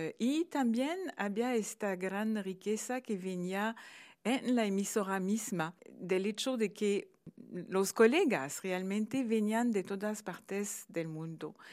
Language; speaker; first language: Spanish; non-native, fluent; French